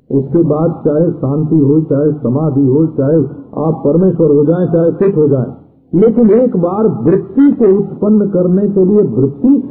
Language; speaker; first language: Hindi; native; Hindi